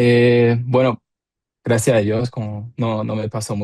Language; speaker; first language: Spanish; non-native, learner; English